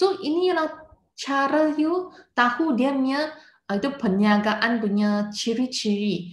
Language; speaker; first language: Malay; non-native, local second language; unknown